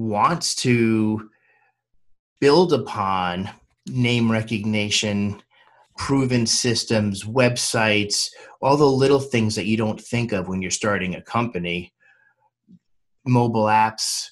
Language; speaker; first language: English; native; English